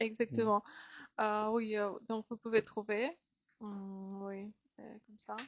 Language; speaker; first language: French; non-native, fluent; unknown